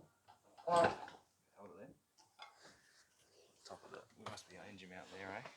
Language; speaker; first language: English; native; English